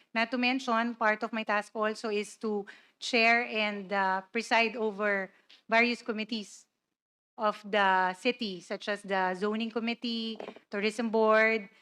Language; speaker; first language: English; non-native, local second language; Cebuano